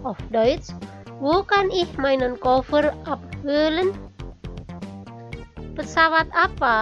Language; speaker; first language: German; non-native, fluent; Indonesian